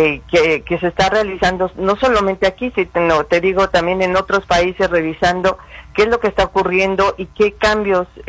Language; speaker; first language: Spanish; native; Spanish